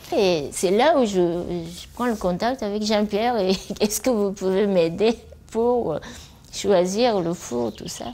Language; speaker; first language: French; non-native, fluent; Japanese